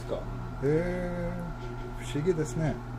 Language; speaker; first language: Japanese; non-native, fluent; Swedish